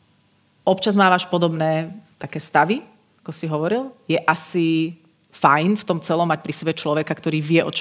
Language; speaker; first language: Slovak; native; Slovak